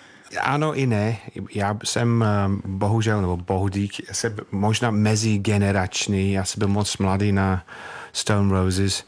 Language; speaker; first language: Czech; non-native, fluent; English